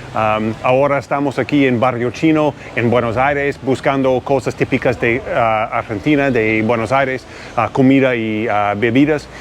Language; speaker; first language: Spanish; non-native, learner; English